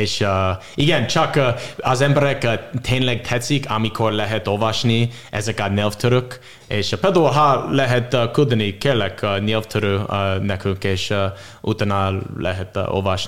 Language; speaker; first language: Hungarian; non-native, learner; English